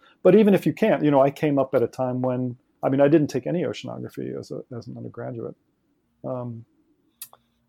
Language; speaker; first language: English; native; English